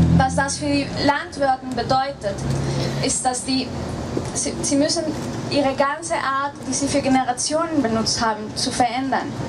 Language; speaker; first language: German; non-native, fluent; Spanish